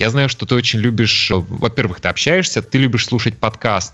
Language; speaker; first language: Russian; native; Russian